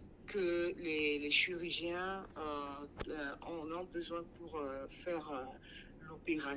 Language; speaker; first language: French; non-native, local second language; Sango